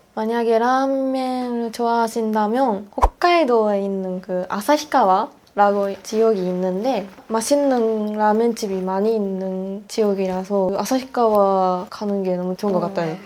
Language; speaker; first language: Korean; non-native, fluent; Japanese